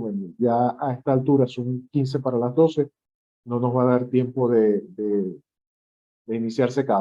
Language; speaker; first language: Spanish; native; Spanish